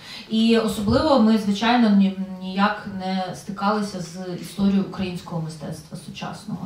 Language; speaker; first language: Ukrainian; native; Ukrainian